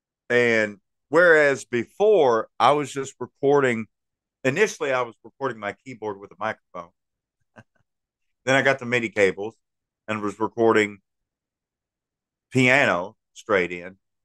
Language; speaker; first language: English; native; English